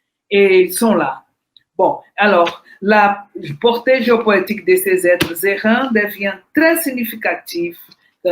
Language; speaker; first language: French; non-native, fluent; Portuguese